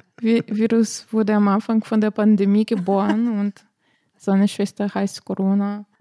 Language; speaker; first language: German; non-native, fluent; Slovenian